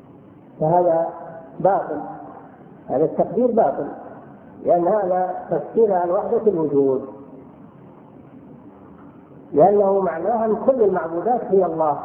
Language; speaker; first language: Arabic; native; Arabic